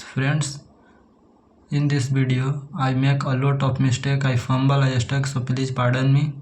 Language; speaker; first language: English; non-native, learner; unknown